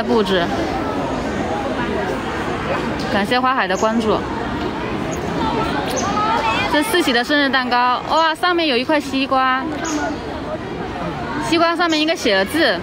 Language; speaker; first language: Chinese; native; Chinese